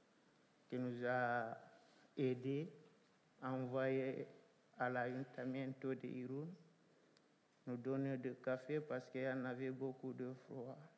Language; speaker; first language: French; non-native, local second language; Fula